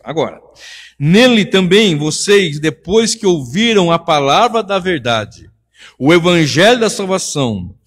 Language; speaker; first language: Portuguese; native; Portuguese